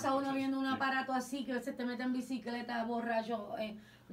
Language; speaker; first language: Spanish; native; Spanish